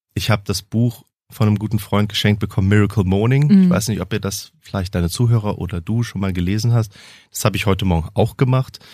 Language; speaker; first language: German; early bilingual, heritage; German